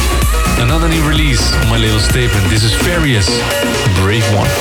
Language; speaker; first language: English; non-native, fluent; Dutch